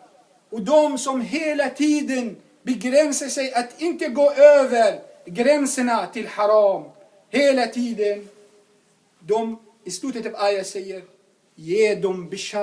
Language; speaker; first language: Swedish; non-native, fluent; Arabic